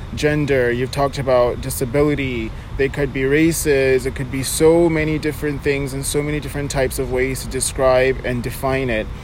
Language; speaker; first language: English; native; English